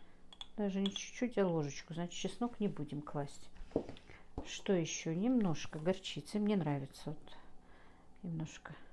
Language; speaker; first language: Russian; non-native, local second language; Chechen